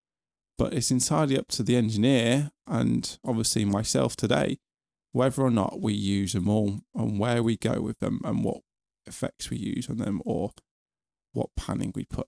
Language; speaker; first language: English; native; English